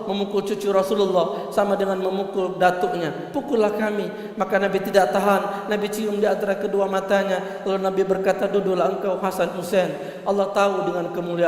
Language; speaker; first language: Indonesian; native; Indonesian